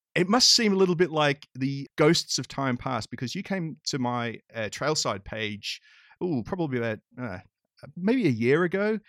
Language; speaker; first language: English; native; English